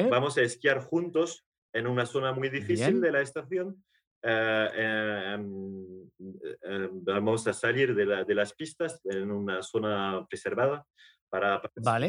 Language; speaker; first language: Spanish; non-native, learner; French